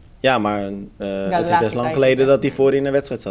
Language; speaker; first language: Dutch; native; Dutch